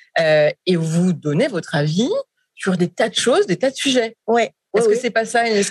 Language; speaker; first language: French; native; French